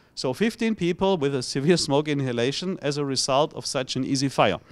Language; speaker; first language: English; non-native, fluent; German